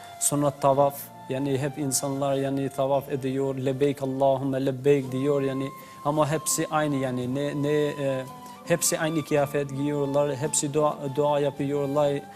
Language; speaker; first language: Turkish; non-native, learner; Albanian